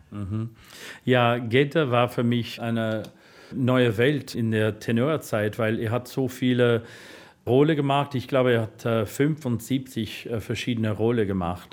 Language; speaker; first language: German; non-native, fluent; English